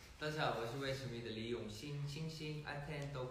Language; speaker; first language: Chinese; non-native, fluent; Thai